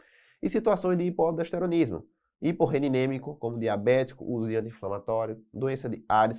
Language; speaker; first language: Portuguese; native; Portuguese